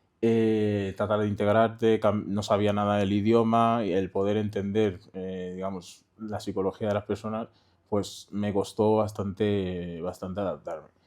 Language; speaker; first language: Spanish; early bilingual, other home language; Haitian Creole